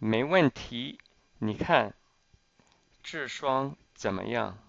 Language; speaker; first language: Chinese; non-native, fluent; English